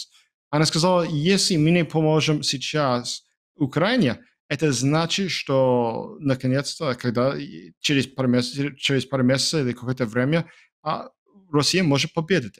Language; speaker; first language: Ukrainian; non-native, learner; English